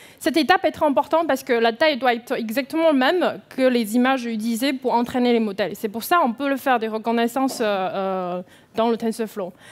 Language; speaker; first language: French; non-native, fluent; Chinese